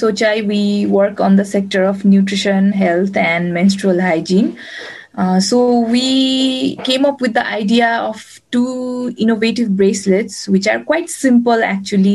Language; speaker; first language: English; non-native, local second language; Nepali